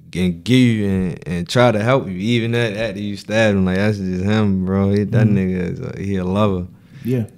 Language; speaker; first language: English; native; English